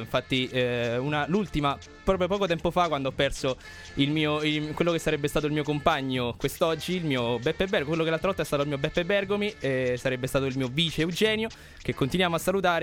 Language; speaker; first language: Italian; native; Italian